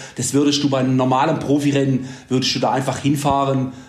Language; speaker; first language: German; native; German